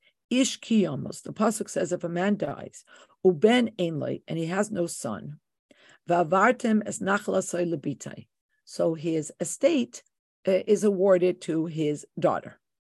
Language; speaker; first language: English; native; English